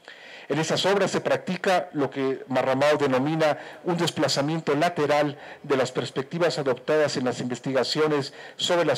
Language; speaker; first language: Spanish; native; Spanish